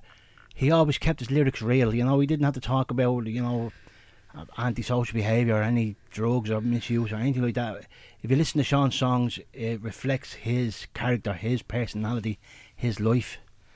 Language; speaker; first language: English; native; English